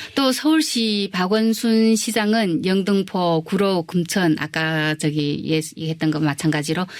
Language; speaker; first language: Korean; early bilingual, heritage; Korean